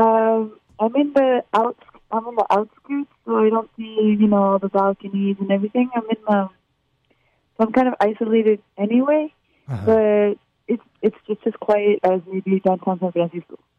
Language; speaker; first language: English; early bilingual, other home language; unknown